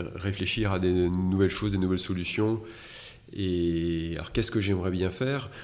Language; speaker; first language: French; native; French